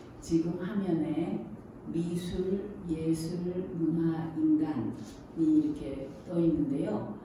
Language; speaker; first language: Korean; native; Korean